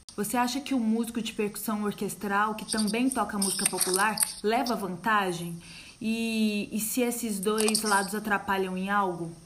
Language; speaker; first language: Portuguese; native; Portuguese